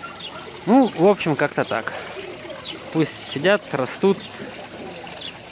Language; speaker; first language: Russian; native; Russian